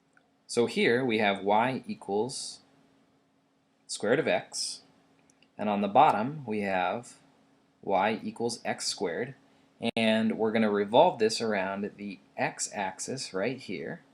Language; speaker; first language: English; native; English